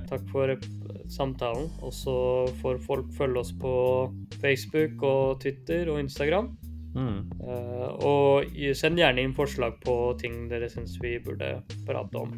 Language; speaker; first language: Norwegian; early bilingual, other home language; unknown